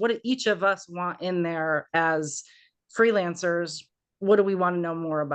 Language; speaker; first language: English; native; English